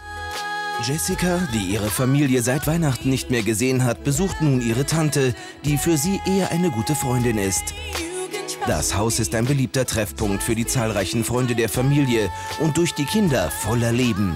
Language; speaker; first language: German; native; German